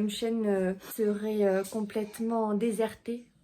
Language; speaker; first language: French; native; French